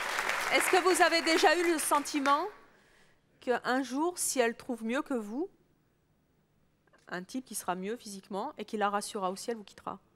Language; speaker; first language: French; native; French